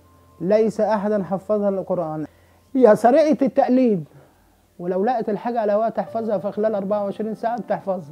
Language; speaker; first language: Arabic; native; Arabic